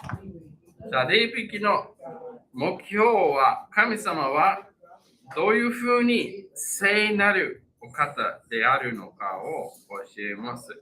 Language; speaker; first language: Japanese; non-native, fluent; English